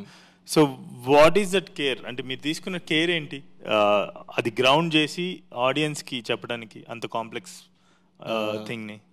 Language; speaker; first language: Telugu; native; Telugu